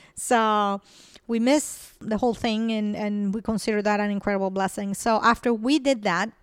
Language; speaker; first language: English; non-native, fluent; Spanish